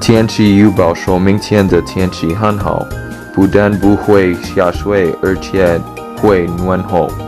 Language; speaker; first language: Chinese; non-native, learner; English